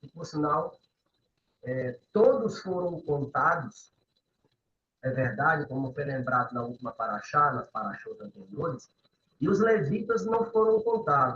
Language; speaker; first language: Portuguese; native; Portuguese